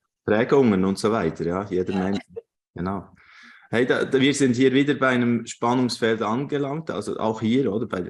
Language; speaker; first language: German; native; German